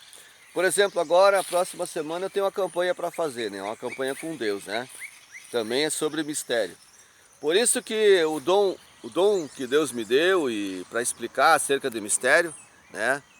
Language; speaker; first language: Portuguese; native; Portuguese